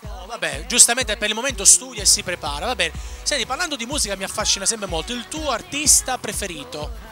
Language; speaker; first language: Italian; native; Italian